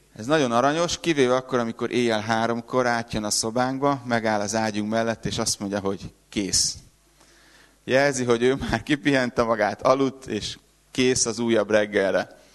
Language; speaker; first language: Hungarian; native; Hungarian